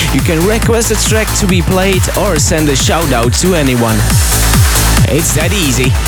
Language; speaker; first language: English; non-native, fluent; Slovak